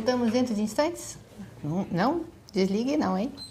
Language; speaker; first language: Portuguese; native; Portuguese